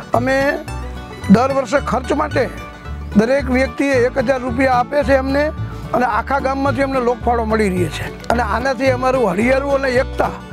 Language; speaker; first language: Gujarati; native; Gujarati